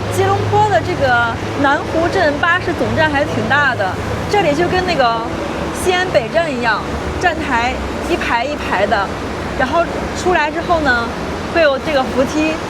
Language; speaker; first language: Chinese; native; Chinese